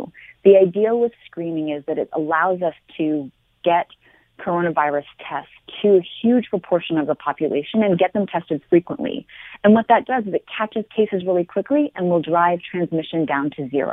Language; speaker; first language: English; native; English